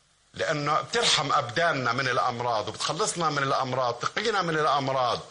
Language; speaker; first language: Arabic; native; Arabic